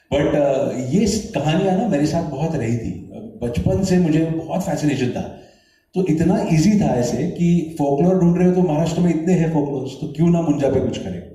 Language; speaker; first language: Hindi; non-native, local second language; Marathi